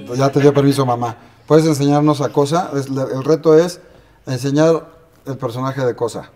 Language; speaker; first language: Spanish; native; Spanish